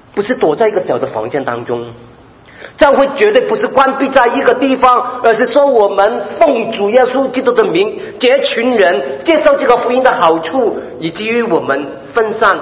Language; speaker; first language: Chinese; non-native, local second language; Cantonese